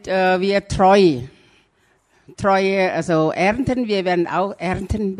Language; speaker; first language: German; non-native, fluent; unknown